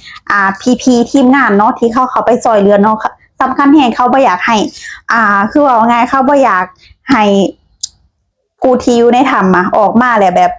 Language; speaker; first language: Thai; non-native, local second language; Lao